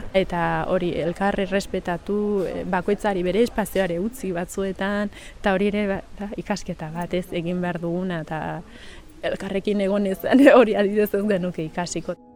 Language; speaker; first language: Basque; early bilingual, other home language; Sidamo